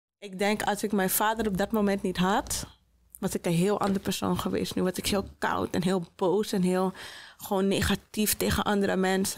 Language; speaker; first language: Dutch; native; Dutch